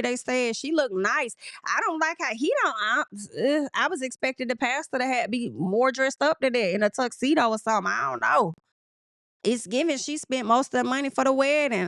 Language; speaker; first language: English; native; English